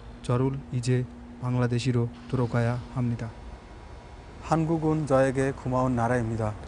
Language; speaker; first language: Korean; non-native, learner; Bangla